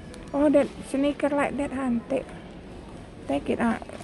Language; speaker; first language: English; non-native, learner; Indonesian